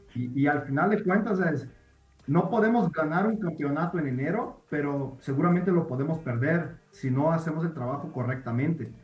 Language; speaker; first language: Spanish; non-native, fluent; Portuguese